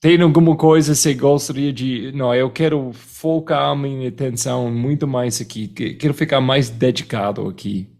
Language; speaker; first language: Portuguese; non-native, fluent; English